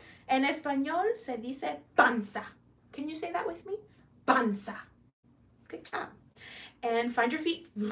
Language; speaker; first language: English; early bilingual, other home language; Spanish